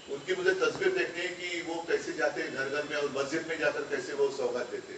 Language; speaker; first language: Hindi; non-native, local second language; Marathi